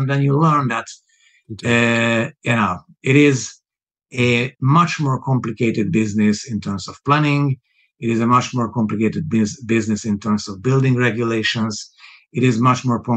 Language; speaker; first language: English; non-native, fluent; Hungarian